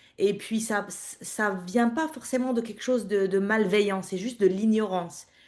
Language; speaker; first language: French; non-native, local second language; Arabic